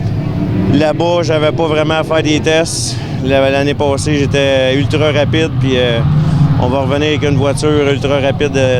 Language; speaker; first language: French; native; French